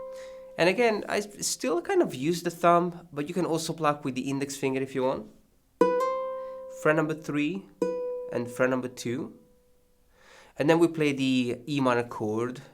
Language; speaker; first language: English; non-native, fluent; Italian